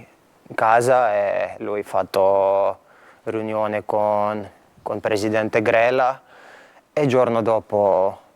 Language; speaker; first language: Italian; non-native, fluent; Croatian